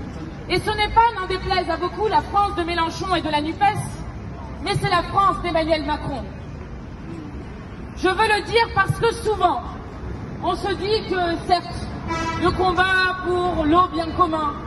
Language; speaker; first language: French; native; French